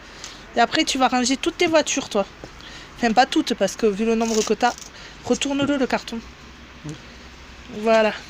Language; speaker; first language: French; native; French